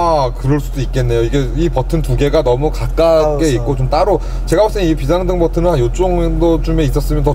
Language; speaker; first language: Korean; native; Korean